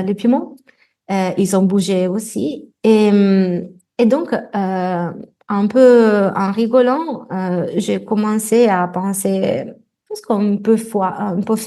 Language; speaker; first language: French; non-native, fluent; Italian